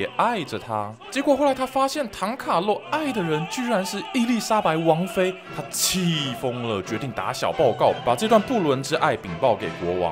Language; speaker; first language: Chinese; native; Chinese